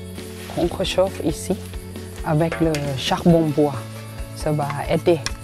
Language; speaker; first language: French; non-native, learner; Thai